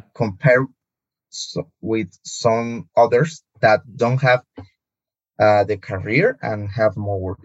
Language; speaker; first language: English; non-native, learner; Spanish